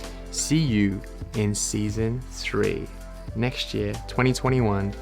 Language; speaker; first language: English; native; English